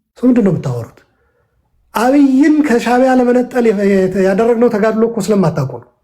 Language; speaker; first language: Amharic; non-native, local second language; Tigrinya